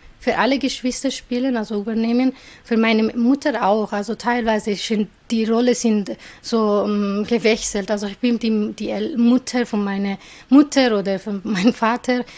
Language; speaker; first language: German; non-native, fluent; Persian